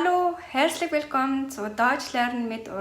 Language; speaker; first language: German; non-native, fluent; Mongolian